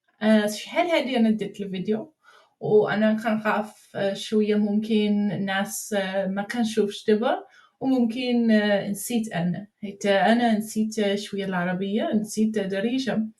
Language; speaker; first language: Arabic; non-native, learner; English